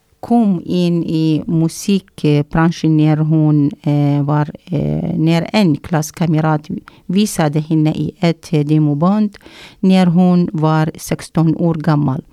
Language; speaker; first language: Swedish; non-native, learner; Arabic